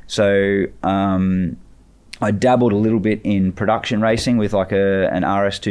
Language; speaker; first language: English; native; English